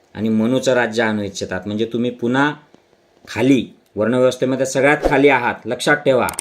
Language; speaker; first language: Marathi; non-native, local second language; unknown